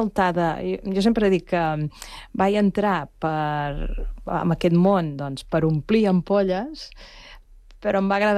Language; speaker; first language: Catalan; native; Catalan